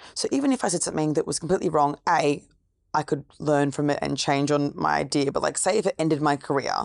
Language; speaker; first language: English; native; English